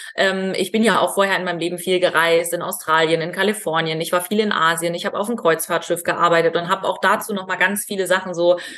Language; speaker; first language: German; native; German